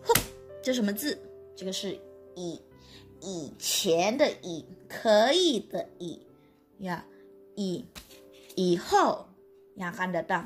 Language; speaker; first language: Chinese; non-native, fluent; Indonesian